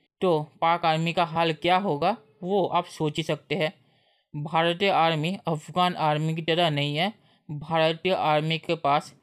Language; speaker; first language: Hindi; native; Hindi